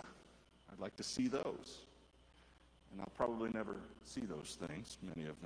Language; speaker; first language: English; native; English